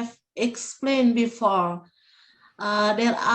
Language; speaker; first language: English; non-native, fluent; Indonesian